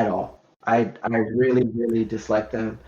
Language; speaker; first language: English; native; English